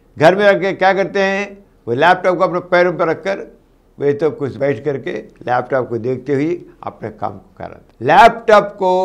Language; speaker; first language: Hindi; non-native, local second language; Telugu